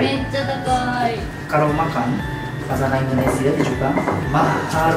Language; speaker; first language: Indonesian; non-native, fluent; Japanese